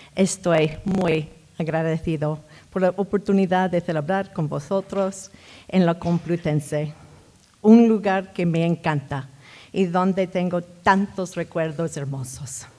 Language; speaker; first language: Spanish; early bilingual, heritage; Spanish